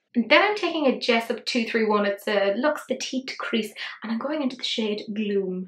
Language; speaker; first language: English; native; English